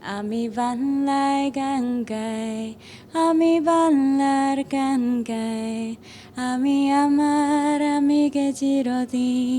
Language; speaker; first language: Bangla; non-native, learner; Chinese